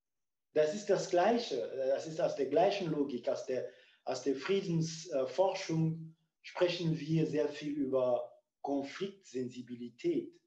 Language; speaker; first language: German; non-native, fluent; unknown